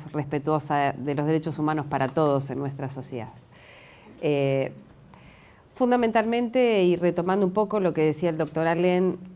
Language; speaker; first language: Spanish; native; Spanish